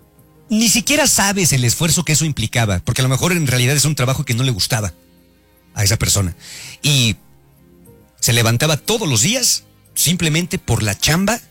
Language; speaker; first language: Spanish; native; Spanish